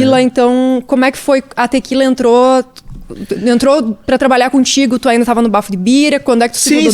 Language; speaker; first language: Portuguese; native; Portuguese